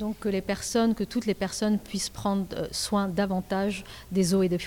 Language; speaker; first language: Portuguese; non-native, learner; French